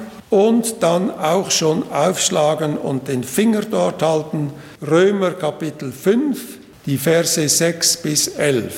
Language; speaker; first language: German; native; German